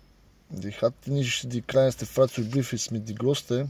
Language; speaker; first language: German; non-native, learner; Bulgarian